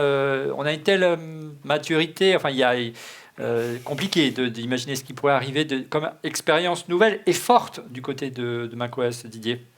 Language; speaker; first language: French; native; French